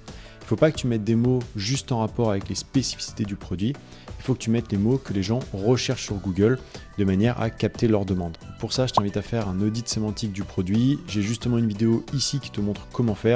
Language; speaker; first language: French; native; French